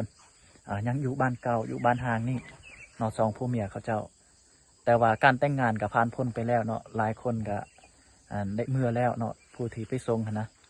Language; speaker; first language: Thai; non-native, local second language; Lao